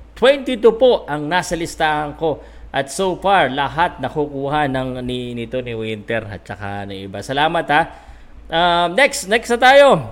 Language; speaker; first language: Filipino; native; Filipino